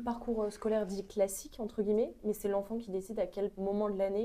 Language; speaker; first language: French; native; French